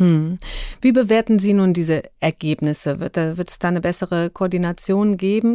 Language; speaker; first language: German; native; German